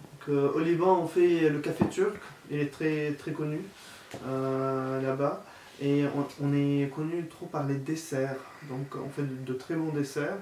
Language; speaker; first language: French; non-native, local second language; Arabic